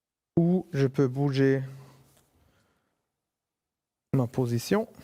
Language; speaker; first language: French; non-native, fluent; German